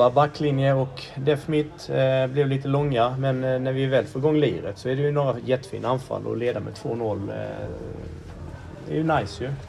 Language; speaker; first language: Swedish; native; Swedish